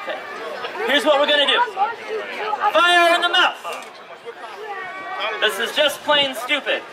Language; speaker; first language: English; native; English